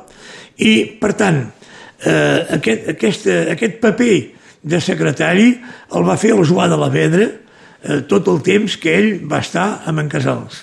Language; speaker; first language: Catalan; native; Catalan